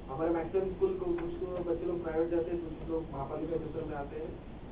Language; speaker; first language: Hindi; non-native, local second language; Marathi